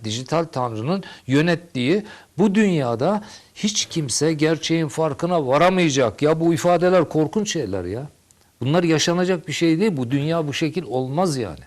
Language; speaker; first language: Turkish; native; Turkish